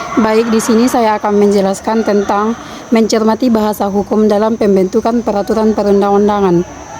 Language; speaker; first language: Indonesian; native; Indonesian